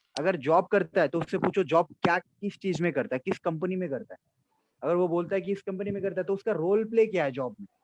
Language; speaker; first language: Hindi; non-native, local second language; Assamese